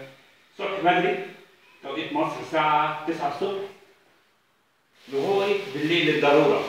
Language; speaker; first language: Arabic; native; Arabic